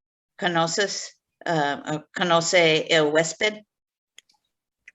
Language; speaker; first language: Spanish; non-native, learner; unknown